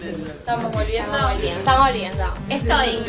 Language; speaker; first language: Spanish; native; Spanish